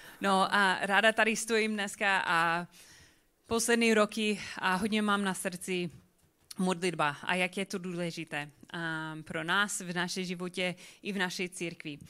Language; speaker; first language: Czech; non-native, learner; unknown